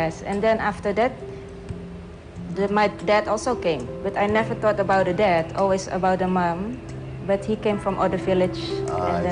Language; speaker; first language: English; early bilingual, other home language; Dutch